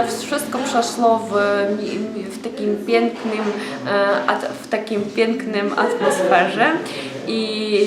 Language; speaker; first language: Polish; non-native, learner; Ukrainian